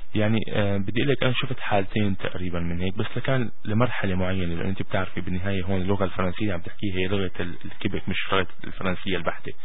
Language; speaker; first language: Arabic; native; Arabic